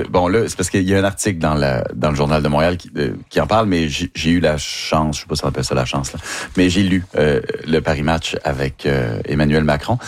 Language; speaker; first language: French; native; French